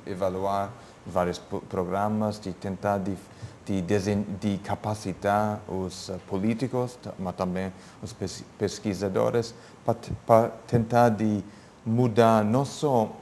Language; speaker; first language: Portuguese; non-native, fluent; English